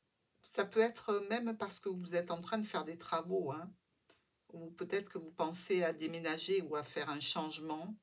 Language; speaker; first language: French; native; French